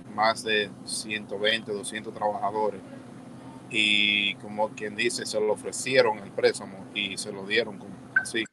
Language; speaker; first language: Spanish; early bilingual, heritage; Spanish